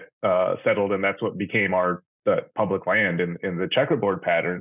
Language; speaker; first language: English; native; English